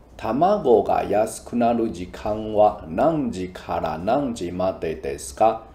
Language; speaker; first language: Japanese; non-native, fluent; Chinese